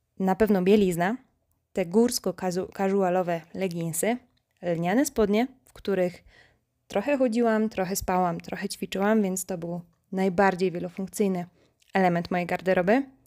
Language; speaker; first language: Polish; native; Polish